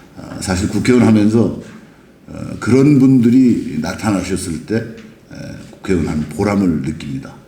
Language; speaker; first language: Korean; native; Korean